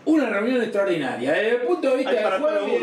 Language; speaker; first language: Spanish; native; Spanish